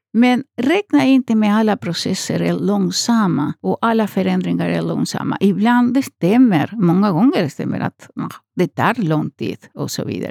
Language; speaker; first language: Swedish; non-native, fluent; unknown